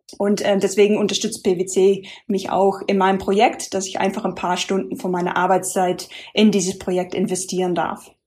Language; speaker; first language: German; non-native, fluent; Dutch